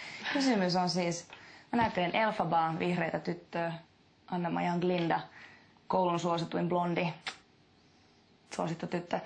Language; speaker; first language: Finnish; native; Finnish